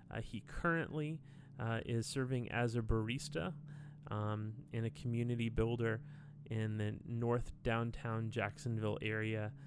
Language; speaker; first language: English; native; English